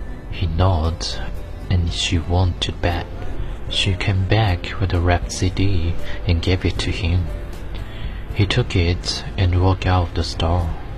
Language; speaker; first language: English; non-native, fluent; Chinese